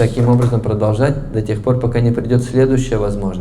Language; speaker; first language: Russian; native; Russian